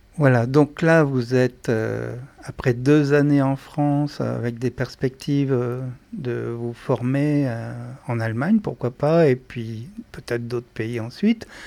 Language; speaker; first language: French; native; French